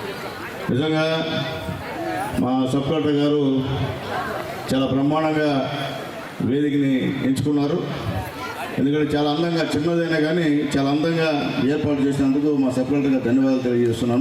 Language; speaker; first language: Telugu; native; Telugu